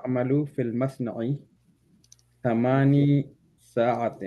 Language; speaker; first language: Arabic; non-native, learner; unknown